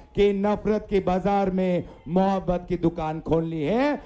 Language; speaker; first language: Hindi; non-native, local second language; Assamese